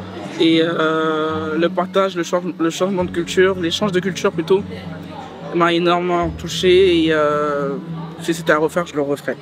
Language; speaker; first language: French; native; French